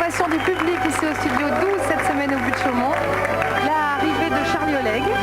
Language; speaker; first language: French; native; French